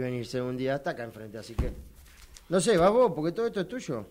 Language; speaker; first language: Spanish; native; Spanish